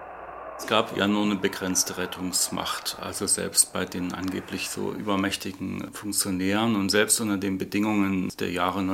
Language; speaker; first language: German; native; German